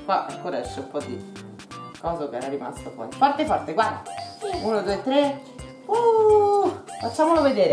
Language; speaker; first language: Italian; native; Italian